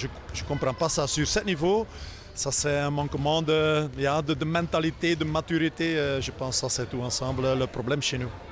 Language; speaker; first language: French; non-native, fluent; Dutch